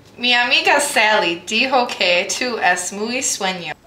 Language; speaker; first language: Spanish; non-native, learner; English